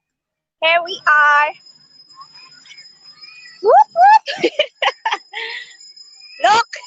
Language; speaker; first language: English; non-native, learner; Filipino